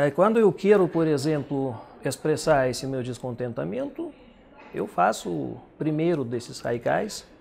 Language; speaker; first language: Portuguese; non-native, fluent; Russian